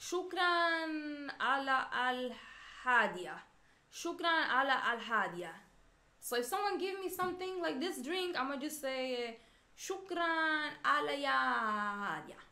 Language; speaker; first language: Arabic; non-native, learner; Swedish